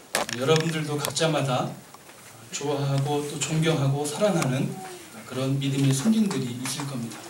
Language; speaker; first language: Korean; native; Korean